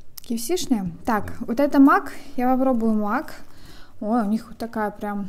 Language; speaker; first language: Russian; native; Russian